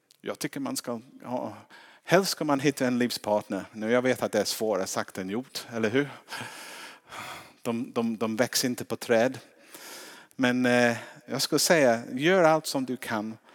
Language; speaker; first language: Swedish; non-native, fluent; English